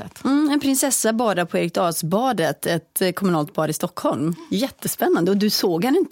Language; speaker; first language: Swedish; native; Swedish